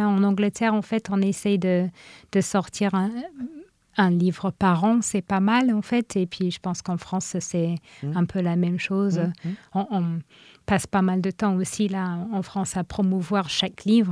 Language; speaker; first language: French; non-native, fluent; English